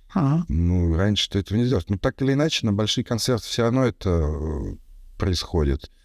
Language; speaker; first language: Russian; native; Russian